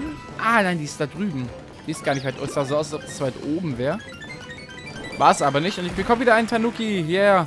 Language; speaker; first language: German; native; German